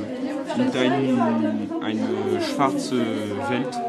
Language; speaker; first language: German; non-native, learner; French